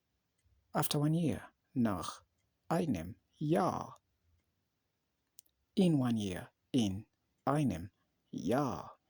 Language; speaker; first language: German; non-native, learner; English